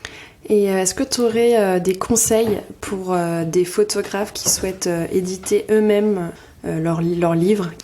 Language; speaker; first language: French; native; French